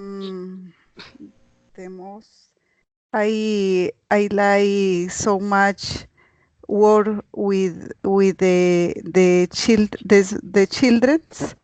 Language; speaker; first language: English; non-native, learner; Spanish